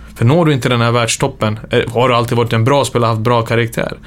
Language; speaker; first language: Swedish; early bilingual, other home language; Serbian